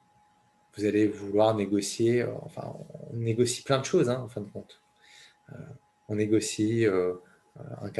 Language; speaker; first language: French; native; French